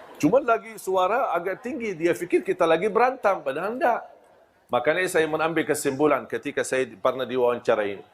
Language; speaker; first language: Malay; non-native, fluent; Arabic